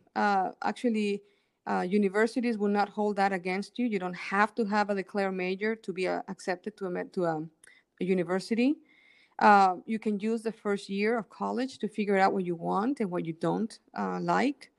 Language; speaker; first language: English; non-native, fluent; Spanish